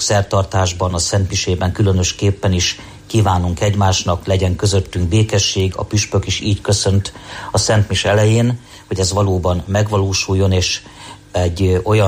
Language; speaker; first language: Hungarian; native; Hungarian